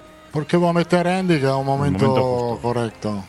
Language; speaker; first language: Spanish; non-native, fluent; Italian